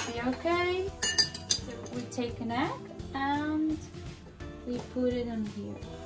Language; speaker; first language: English; non-native, fluent; Russian